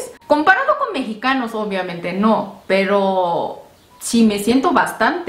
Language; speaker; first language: Spanish; non-native, fluent; Korean